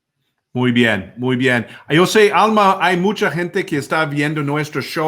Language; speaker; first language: Spanish; non-native, fluent; English